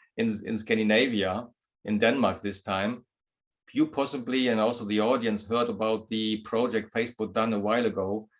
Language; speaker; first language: English; non-native, fluent; German